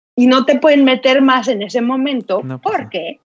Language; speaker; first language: Spanish; native; Spanish